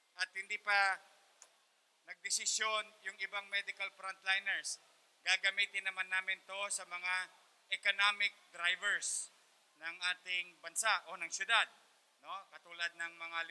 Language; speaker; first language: Filipino; native; Filipino